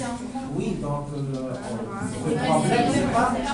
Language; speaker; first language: French; non-native, local second language; Arabic